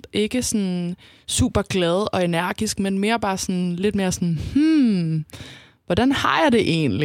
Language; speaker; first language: Danish; native; Danish